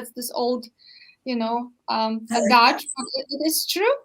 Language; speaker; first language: English; non-native, fluent; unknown